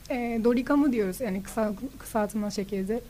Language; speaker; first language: Turkish; non-native, learner; Japanese